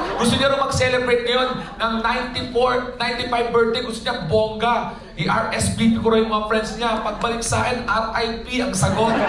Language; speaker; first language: Filipino; native; Filipino